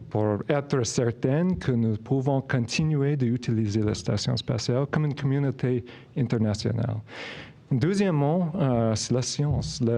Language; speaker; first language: French; non-native, local second language; English